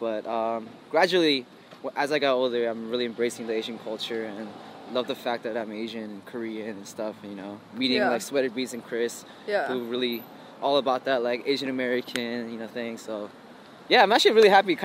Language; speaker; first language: English; early bilingual, other home language; Korean